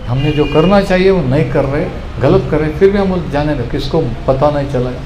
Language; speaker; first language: Hindi; non-native, local second language; Marathi